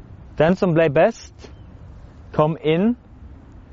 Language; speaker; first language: Norwegian; native; Norwegian